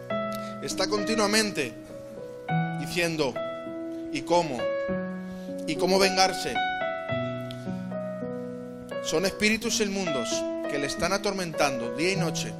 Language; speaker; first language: Spanish; native; Spanish